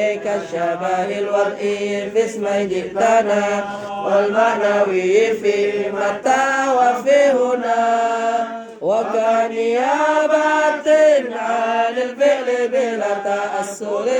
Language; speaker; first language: Arabic; non-native, fluent; Indonesian